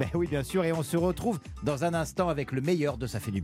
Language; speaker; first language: French; native; French